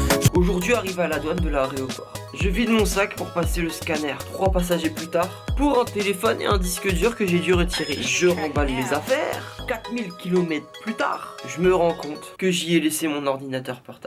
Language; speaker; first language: French; native; French